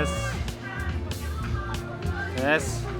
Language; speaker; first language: Korean; native; Korean